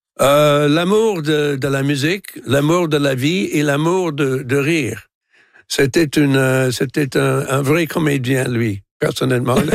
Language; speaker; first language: French; non-native, local second language; English